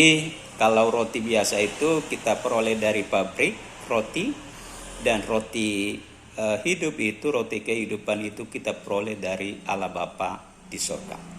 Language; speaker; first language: Indonesian; native; Indonesian